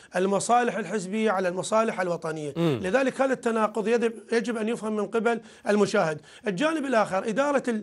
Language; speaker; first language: Arabic; native; Arabic